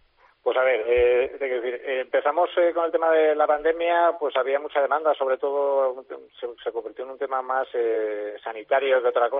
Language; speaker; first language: Spanish; native; Spanish